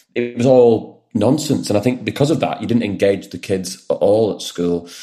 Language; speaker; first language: English; native; English